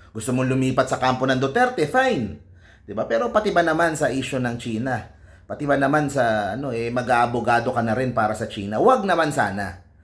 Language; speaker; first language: Filipino; native; Filipino